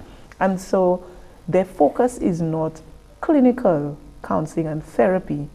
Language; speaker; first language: English; native; English